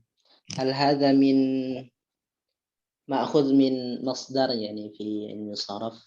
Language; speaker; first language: Arabic; non-native, learner; Indonesian